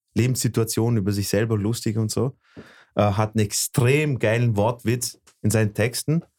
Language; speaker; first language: German; early bilingual, other home language; Bosnian